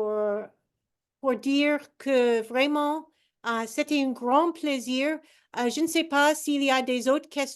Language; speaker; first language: French; non-native, fluent; English